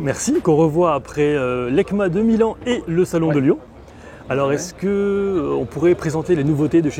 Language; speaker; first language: French; native; French